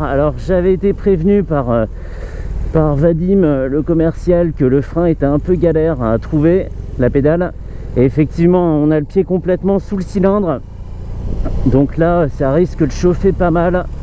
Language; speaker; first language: French; native; French